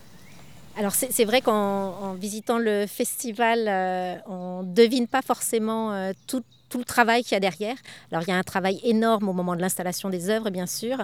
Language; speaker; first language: French; native; French